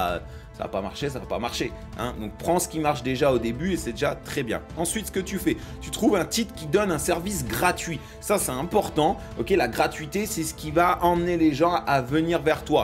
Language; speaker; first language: French; native; French